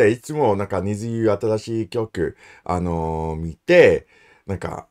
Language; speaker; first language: Japanese; non-native, learner; English